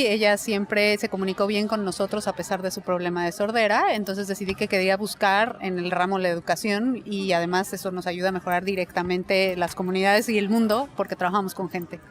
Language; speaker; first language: Spanish; native; Spanish